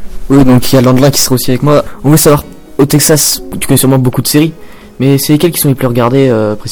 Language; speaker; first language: French; native; French